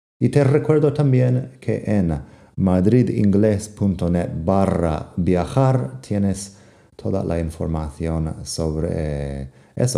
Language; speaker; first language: Spanish; non-native, fluent; English